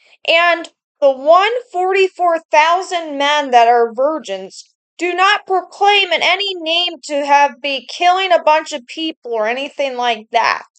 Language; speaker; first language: English; native; English